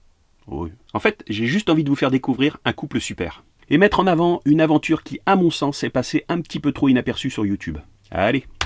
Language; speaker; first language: French; native; French